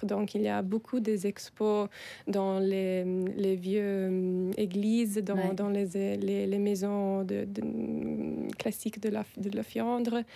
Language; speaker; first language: French; non-native, fluent; Italian